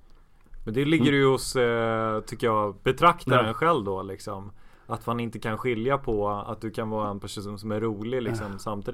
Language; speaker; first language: Swedish; native; Swedish